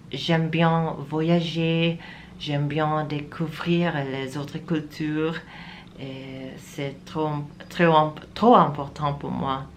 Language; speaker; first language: French; non-native, learner; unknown